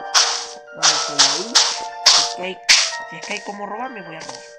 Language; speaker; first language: Spanish; native; Spanish